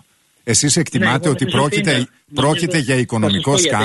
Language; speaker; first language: Greek; native; Greek